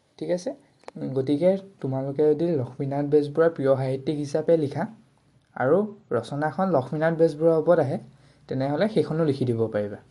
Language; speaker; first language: Assamese; native; Assamese